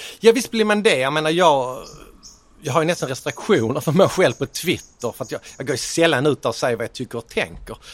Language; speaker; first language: Swedish; native; Swedish